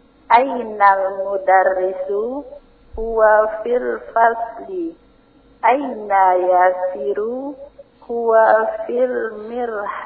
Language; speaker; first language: Arabic; non-native, learner; Indonesian